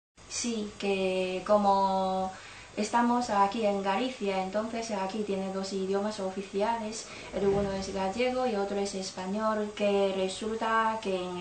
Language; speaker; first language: Spanish; non-native, learner; Chinese